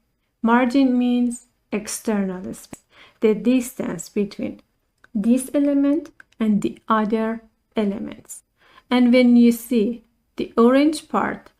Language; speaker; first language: English; non-native, fluent; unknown